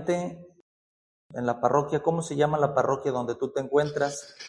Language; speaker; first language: Spanish; native; Spanish